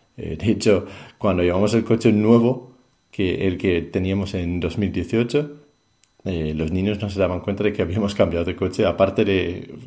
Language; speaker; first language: Spanish; non-native, fluent; Danish